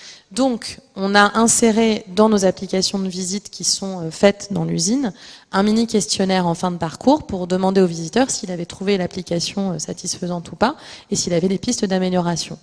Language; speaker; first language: French; native; French